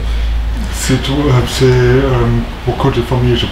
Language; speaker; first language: French; non-native, learner; German